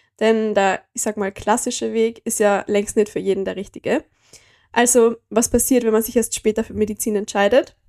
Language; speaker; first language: German; native; German